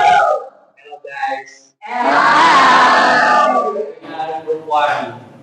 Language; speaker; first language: English; non-native, learner; Indonesian